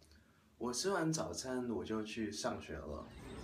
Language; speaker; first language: Chinese; non-native, learner; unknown